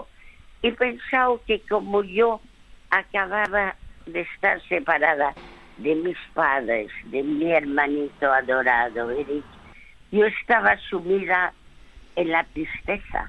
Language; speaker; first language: Spanish; early bilingual, other home language; French